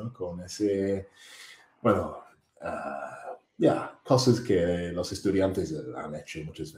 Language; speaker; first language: Spanish; non-native, fluent; English